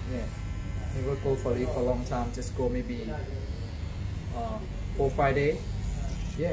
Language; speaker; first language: English; non-native, learner; Thai